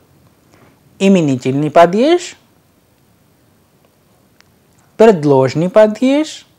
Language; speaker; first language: Russian; non-native, fluent; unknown